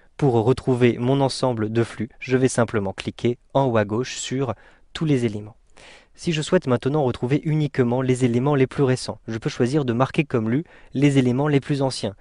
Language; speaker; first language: French; native; French